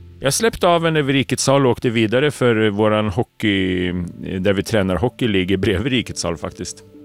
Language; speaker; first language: Swedish; native; Swedish